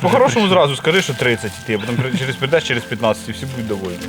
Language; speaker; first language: Russian; non-native, local second language; Ukrainian